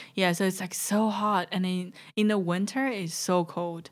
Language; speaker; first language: English; non-native, fluent; Chinese